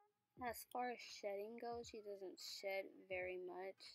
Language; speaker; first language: English; native; English